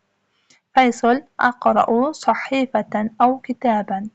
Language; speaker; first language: Arabic; non-native, fluent; Uzbek